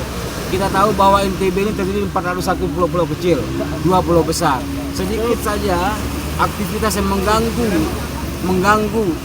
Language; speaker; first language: Indonesian; native; Indonesian